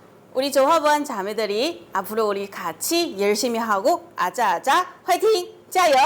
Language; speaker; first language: Korean; non-native, learner; Chinese